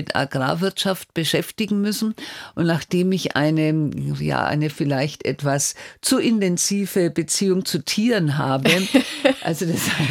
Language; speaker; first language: German; native; German